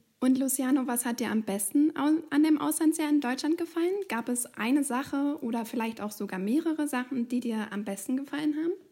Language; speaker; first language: German; native; German